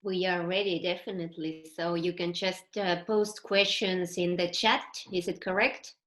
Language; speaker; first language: English; non-native, fluent; Estonian